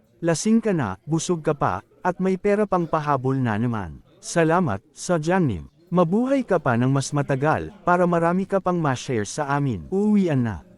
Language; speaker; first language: Filipino; native; Filipino